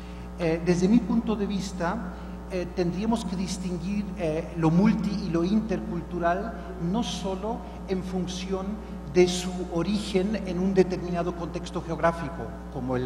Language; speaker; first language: Spanish; non-native, fluent; German